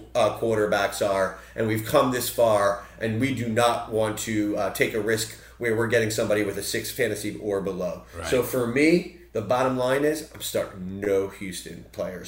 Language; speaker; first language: English; native; English